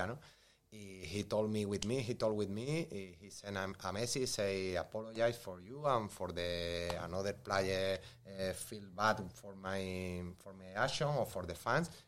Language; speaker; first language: English; non-native, learner; Spanish